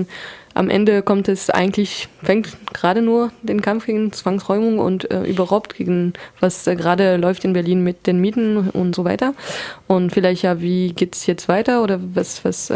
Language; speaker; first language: German; non-native, fluent; French